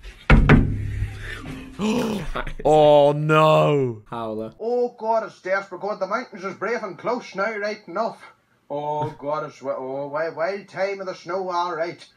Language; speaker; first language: English; native; English